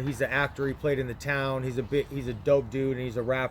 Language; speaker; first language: English; native; English